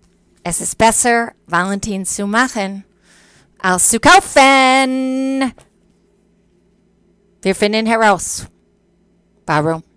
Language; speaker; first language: German; non-native, fluent; English